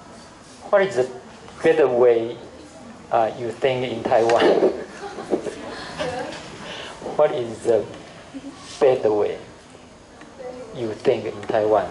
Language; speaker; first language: English; non-native, learner; Chinese